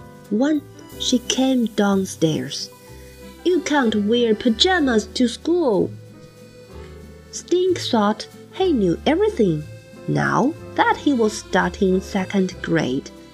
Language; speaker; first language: English; non-native, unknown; Chinese